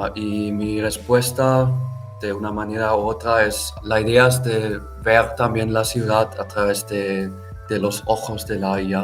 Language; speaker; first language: Spanish; non-native, fluent; German